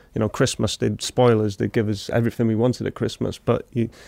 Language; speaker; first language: English; native; English